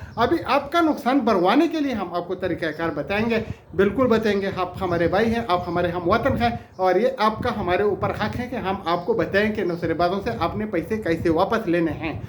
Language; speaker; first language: Urdu; non-native, local second language; Pashto